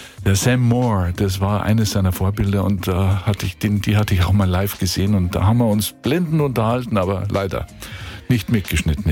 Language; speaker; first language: German; native; German